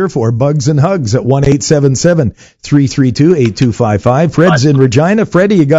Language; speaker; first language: English; native; English